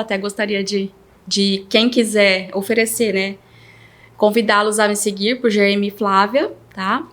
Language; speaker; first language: Portuguese; native; Portuguese